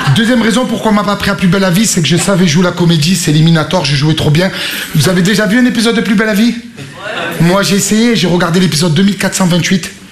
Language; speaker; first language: French; native; French